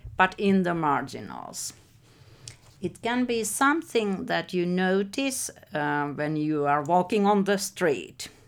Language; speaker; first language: English; non-native, fluent; Finnish